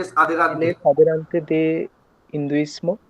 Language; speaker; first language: Spanish; non-native, learner; Bangla